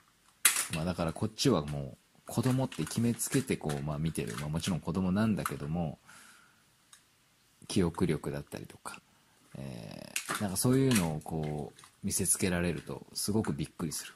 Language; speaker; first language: Japanese; native; Japanese